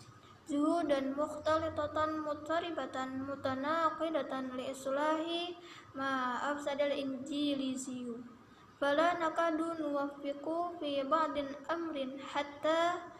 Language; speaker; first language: Arabic; non-native, learner; Indonesian